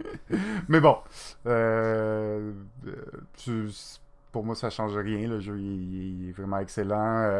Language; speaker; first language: French; native; French